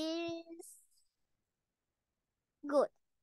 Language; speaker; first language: English; non-native, learner; Vietnamese